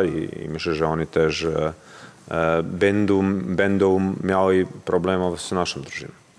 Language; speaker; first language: Polish; non-native, learner; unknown